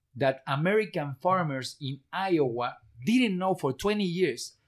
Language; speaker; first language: English; non-native, fluent; Spanish